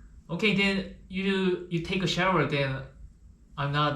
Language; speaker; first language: English; non-native, learner; Korean